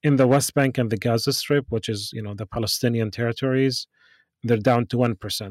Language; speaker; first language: English; non-native, fluent; Arabic